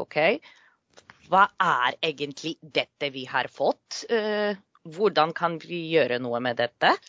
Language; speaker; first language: Norwegian; non-native, fluent; Polish